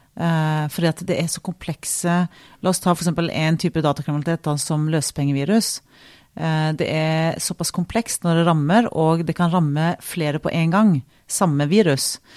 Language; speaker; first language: Norwegian; native; Norwegian